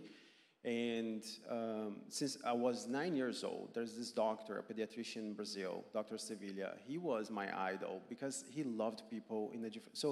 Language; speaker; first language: English; non-native, fluent; Portuguese